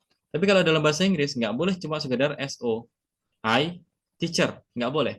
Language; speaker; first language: Indonesian; native; Indonesian